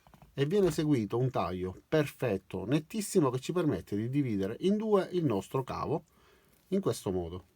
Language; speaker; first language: Italian; native; Italian